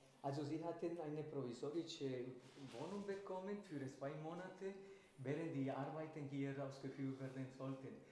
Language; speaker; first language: German; non-native, fluent; Spanish